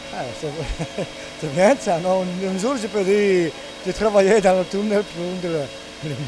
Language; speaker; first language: French; non-native, learner; Italian